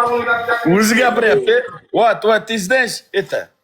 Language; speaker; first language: Russian; non-native, learner; Uzbek